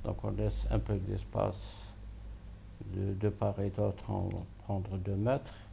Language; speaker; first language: French; non-native, local second language; Arabic